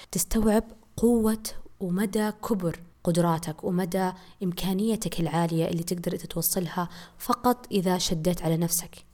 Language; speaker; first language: Arabic; native; Arabic